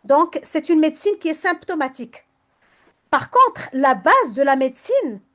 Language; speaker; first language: French; non-native, local second language; Arabic